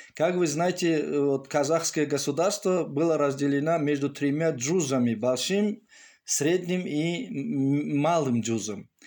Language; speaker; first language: Russian; non-native, local second language; Tajik